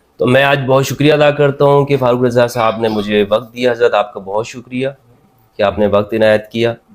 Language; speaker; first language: Urdu; non-native, local second language; Pashto